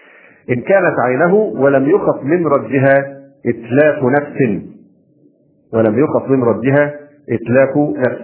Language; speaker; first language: Arabic; native; Arabic